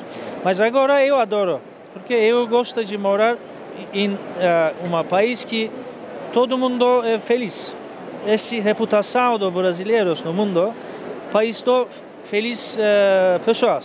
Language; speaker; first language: Portuguese; non-native, learner; Turkish